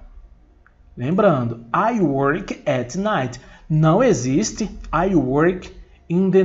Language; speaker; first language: English; non-native, fluent; Portuguese